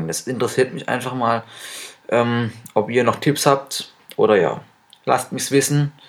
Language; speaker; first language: German; native; German